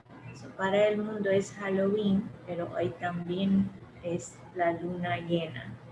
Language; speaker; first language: Spanish; early bilingual, heritage; English